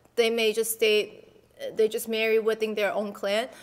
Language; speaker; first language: English; non-native, fluent; Chinese